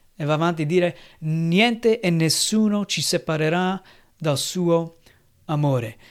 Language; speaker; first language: Italian; non-native, fluent; English